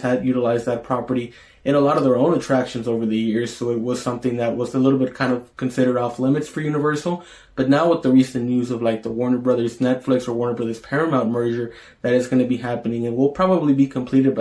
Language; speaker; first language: English; native; English